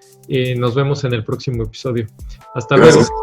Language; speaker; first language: Spanish; native; Spanish